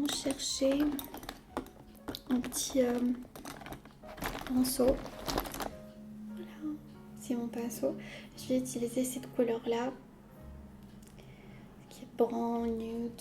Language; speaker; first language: French; non-native, fluent; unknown